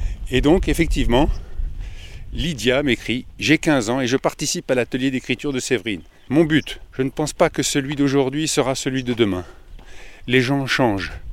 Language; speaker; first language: French; native; French